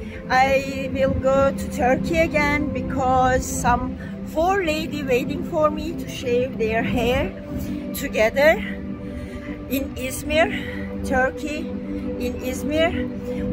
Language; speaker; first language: English; non-native, learner; Turkish